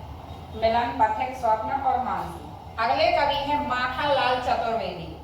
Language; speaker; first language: Hindi; native; Hindi